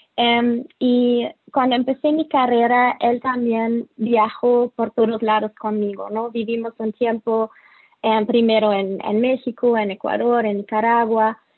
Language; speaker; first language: Spanish; non-native, fluent; German